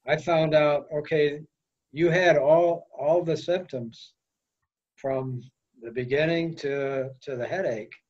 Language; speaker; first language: English; native; English